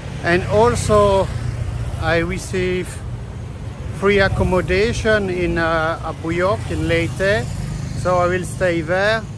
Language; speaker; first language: English; non-native, learner; French